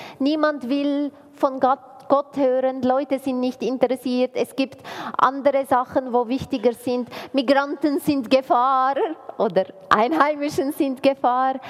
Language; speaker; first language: German; non-native, fluent; Arabic